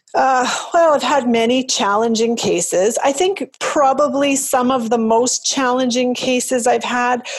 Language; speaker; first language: English; native; English